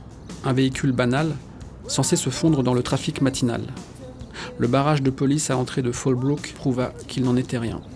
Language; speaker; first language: French; native; French